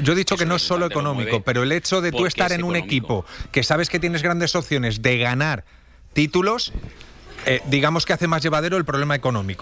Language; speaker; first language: Spanish; native; Spanish